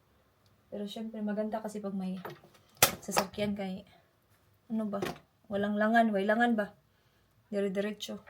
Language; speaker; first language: Filipino; native; Filipino